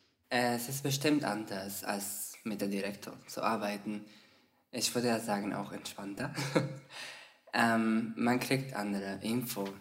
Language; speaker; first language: German; non-native, fluent; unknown